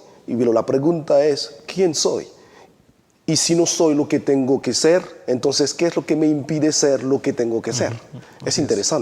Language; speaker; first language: Spanish; non-native, fluent; Haitian Creole